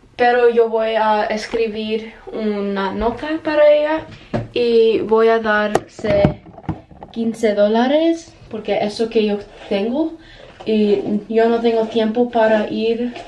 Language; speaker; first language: Spanish; early bilingual, other home language; English